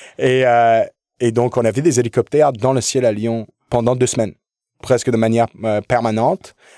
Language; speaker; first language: French; early bilingual, other home language; English